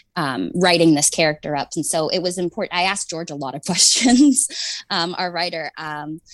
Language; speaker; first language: English; native; English